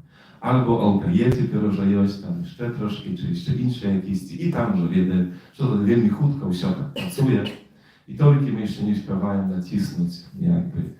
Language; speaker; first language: Polish; non-native, learner; Russian